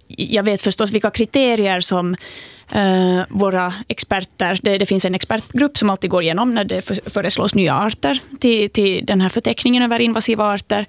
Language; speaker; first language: Swedish; native; Swedish